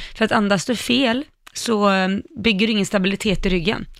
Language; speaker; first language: Swedish; native; Swedish